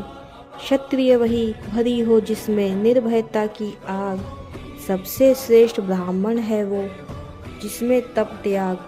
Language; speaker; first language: Hindi; native; Hindi